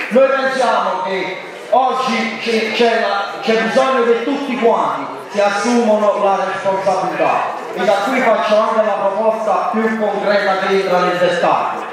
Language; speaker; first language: Italian; native; Italian